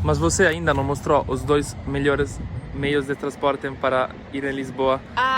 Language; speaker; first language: Portuguese; non-native, learner; Italian